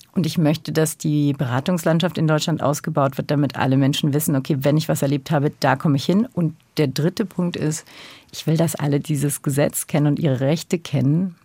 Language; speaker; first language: German; early bilingual, other home language; Turkish